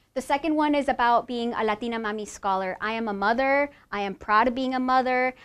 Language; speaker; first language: English; native; English